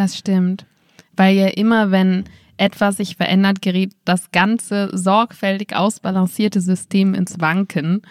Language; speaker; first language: German; native; German